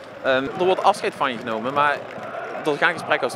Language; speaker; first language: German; non-native, learner; Dutch